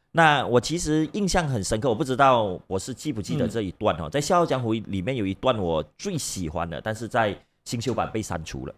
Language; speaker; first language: Chinese; native; Chinese